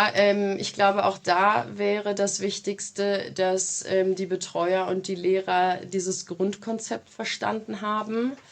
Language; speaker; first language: German; native; German